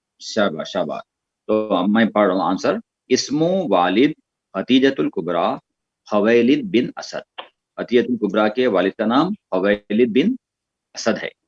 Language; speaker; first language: Urdu; native; Urdu